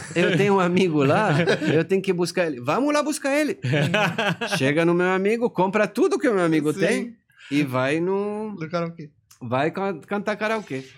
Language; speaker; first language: Portuguese; non-native, fluent; Persian